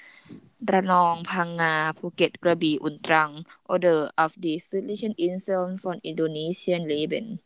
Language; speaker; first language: German; non-native, learner; Thai